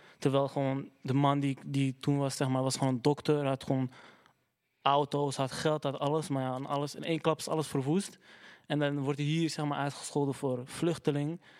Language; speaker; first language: Dutch; early bilingual, other home language; Arabic